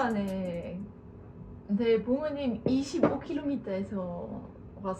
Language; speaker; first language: Korean; non-native, learner; Dutch